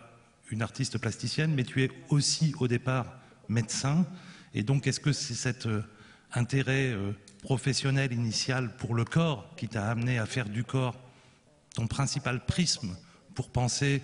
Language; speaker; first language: French; native; French